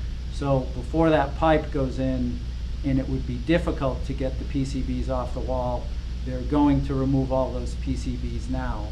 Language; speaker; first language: English; native; English